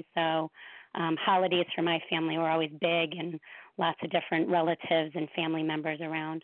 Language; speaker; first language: English; native; English